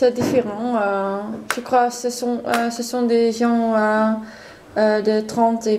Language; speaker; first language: French; non-native, learner; Dutch